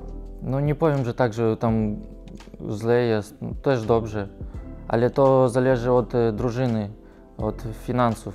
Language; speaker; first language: Polish; non-native, learner; Russian